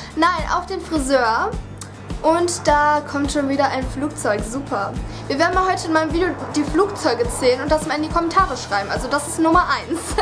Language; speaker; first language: German; early bilingual, other home language; Vietnamese